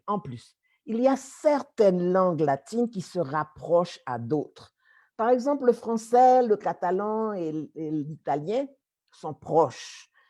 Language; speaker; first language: French; native; French